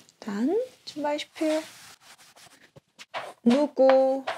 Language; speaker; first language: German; non-native, fluent; Korean